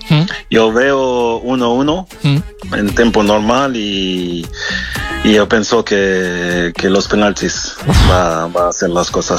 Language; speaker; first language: Spanish; non-native, fluent; French